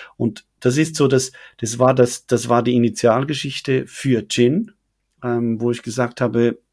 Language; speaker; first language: German; native; German